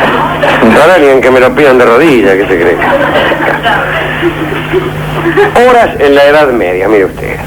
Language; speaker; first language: Spanish; native; Spanish